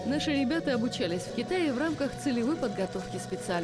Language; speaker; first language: Russian; native; Russian